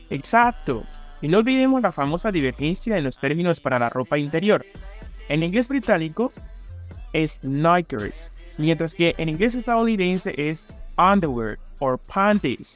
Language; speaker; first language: Spanish; native; Spanish